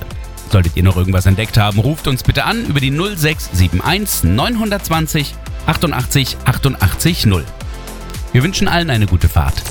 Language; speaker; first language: German; native; German